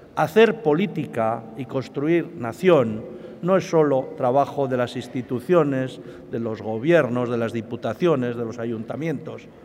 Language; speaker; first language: Spanish; native; Spanish